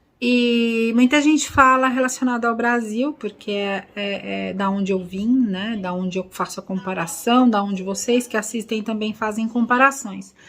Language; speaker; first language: Portuguese; native; Portuguese